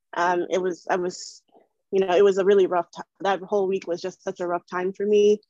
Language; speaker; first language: English; early bilingual, other home language; Wolof